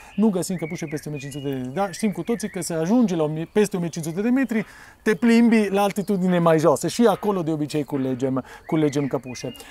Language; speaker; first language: Romanian; non-native, fluent; Italian